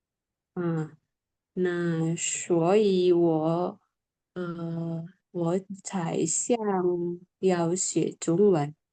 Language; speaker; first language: Chinese; non-native, learner; Indonesian